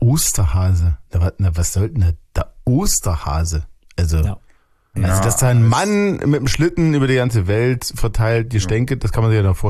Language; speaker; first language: German; native; German